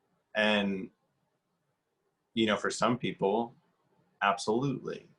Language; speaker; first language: English; native; English